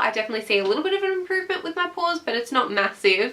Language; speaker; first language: English; native; English